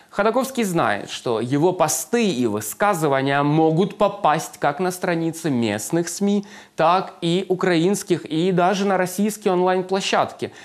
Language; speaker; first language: Russian; native; Russian